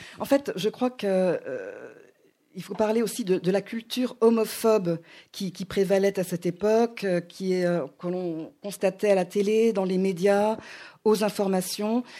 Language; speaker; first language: French; native; French